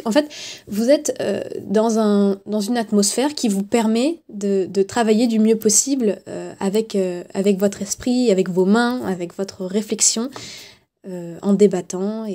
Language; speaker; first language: French; native; French